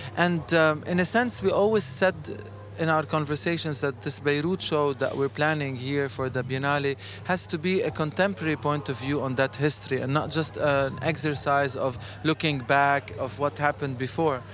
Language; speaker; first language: English; non-native, fluent; Arabic